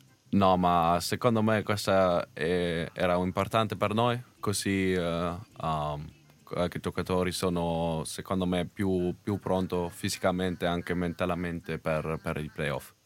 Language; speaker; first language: Italian; non-native, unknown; German